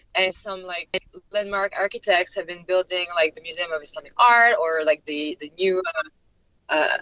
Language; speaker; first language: English; non-native, fluent; French